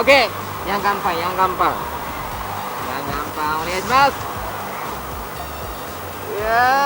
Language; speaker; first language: Indonesian; non-native, fluent; Japanese